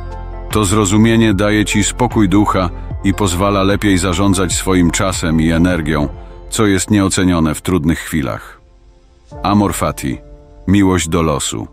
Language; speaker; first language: Polish; native; Polish